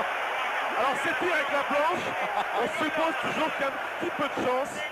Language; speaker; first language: French; native; French